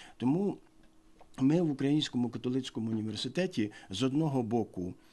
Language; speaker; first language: Ukrainian; native; Ukrainian